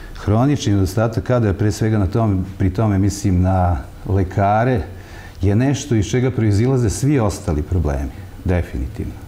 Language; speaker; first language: Serbian; native; Serbian